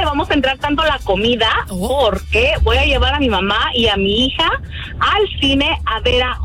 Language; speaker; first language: Spanish; early bilingual, heritage; Spanish